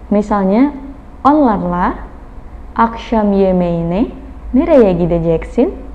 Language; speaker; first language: Turkish; non-native, fluent; Indonesian